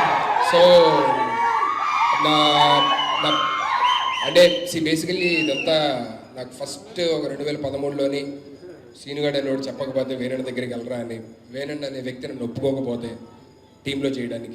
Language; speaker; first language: Telugu; native; Telugu